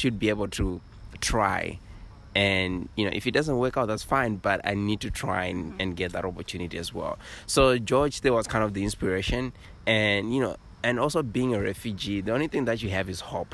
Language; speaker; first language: English; non-native, local second language; Kinyarwanda